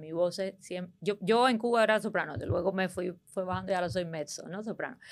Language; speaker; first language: Spanish; native; Spanish